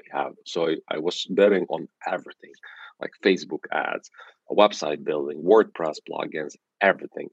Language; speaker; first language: English; non-native, fluent; Ukrainian